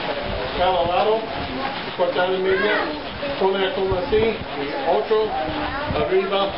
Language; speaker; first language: Spanish; non-native, learner; English